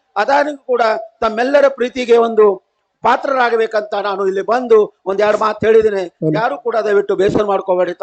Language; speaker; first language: Kannada; non-native, local second language; Marathi